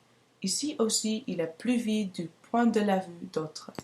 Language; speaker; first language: French; non-native, learner; Dutch